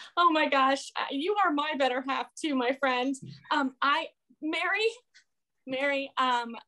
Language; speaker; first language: English; native; English